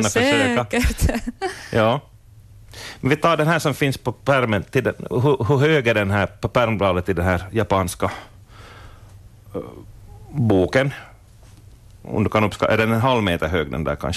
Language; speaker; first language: Swedish; native; Swedish